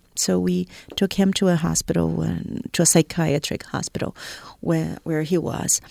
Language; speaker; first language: English; non-native, fluent; Portuguese